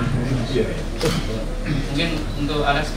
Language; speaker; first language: Indonesian; native; Indonesian